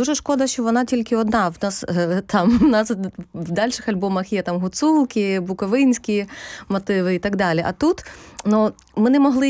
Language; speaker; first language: Ukrainian; native; Ukrainian